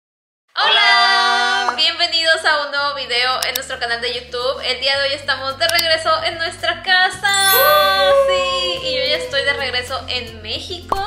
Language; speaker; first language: Spanish; native; Spanish